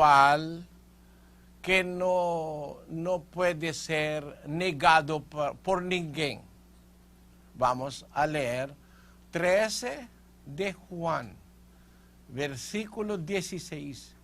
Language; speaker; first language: Spanish; non-native, fluent; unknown